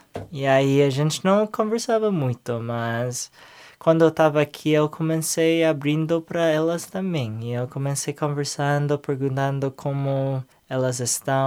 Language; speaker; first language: Portuguese; non-native, learner; English